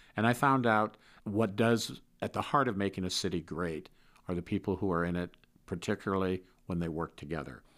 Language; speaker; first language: English; native; English